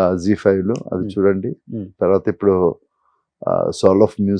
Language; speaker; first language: Telugu; non-native, fluent; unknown